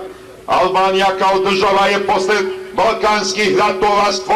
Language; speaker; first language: Bosnian; native; Bosnian